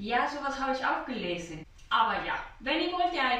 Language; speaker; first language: German; non-native, learner; Spanish